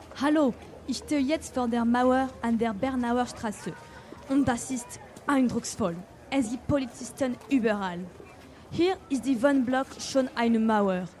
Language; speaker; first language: German; non-native, learner; French